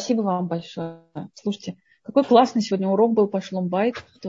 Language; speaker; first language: Russian; native; Russian